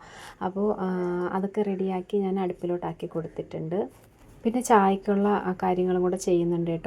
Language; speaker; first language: Malayalam; native; Malayalam